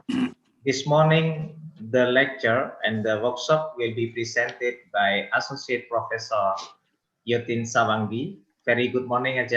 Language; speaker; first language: English; non-native, local second language; Indonesian